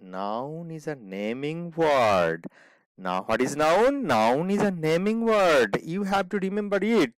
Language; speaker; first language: Hindi; non-native, local second language; Bangla